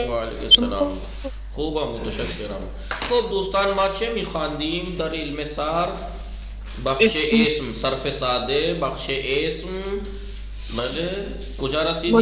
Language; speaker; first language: Persian; non-native, fluent; Urdu